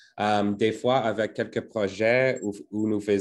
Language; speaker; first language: French; non-native, fluent; English